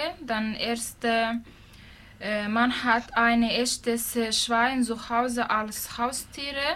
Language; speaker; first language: German; non-native, learner; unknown